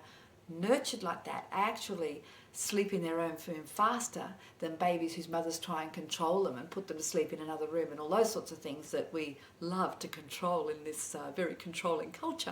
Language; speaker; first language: English; native; English